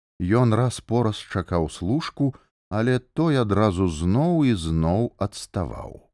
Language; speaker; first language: Belarusian; native; Belarusian